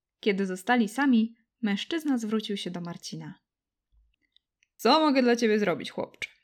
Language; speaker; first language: Polish; native; Polish